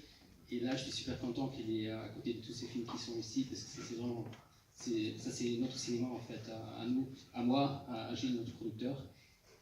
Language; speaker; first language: French; non-native, fluent; Luxembourgish